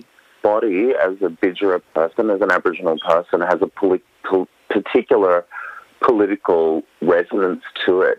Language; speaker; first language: English; native; English